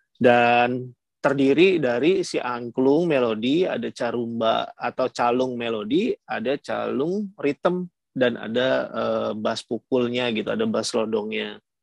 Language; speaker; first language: Indonesian; native; Indonesian